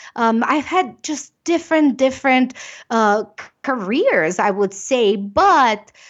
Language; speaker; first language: English; non-native, fluent; Romanian